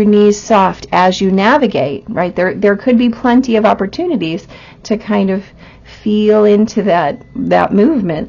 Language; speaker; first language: English; native; English